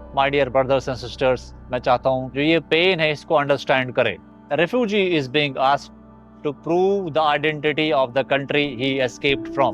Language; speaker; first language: Hindi; native; Hindi